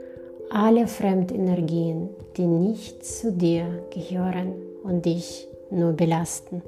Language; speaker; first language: German; non-native, fluent; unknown